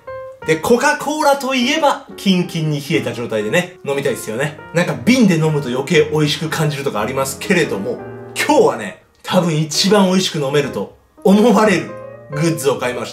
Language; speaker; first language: Japanese; native; Japanese